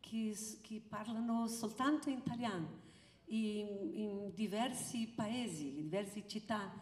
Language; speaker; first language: Italian; early bilingual, heritage; Italian